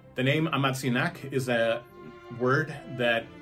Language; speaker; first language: English; non-native, fluent; Spanish